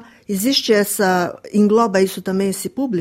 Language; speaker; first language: Portuguese; native; Portuguese